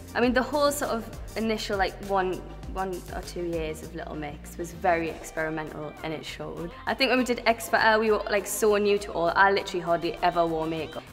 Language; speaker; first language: English; native; English